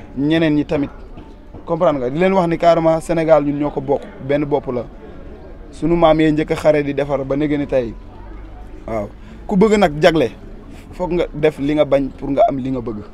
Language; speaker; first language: Wolof; native; Wolof